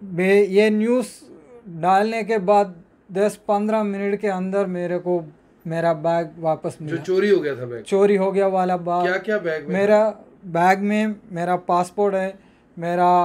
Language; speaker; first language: Hindi; non-native, local second language; Malayalam